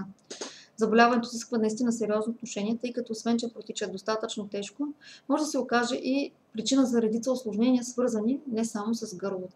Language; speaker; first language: Bulgarian; native; Bulgarian